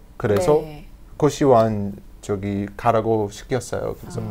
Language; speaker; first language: Korean; non-native, learner; English